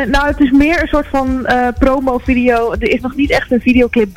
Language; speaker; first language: Dutch; native; Dutch